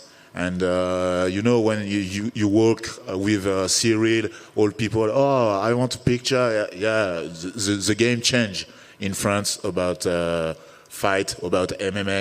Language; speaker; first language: English; non-native, learner; French